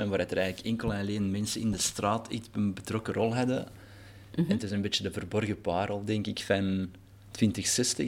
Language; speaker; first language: Dutch; native; Dutch